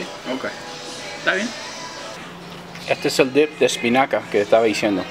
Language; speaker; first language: Spanish; early bilingual, heritage; Spanish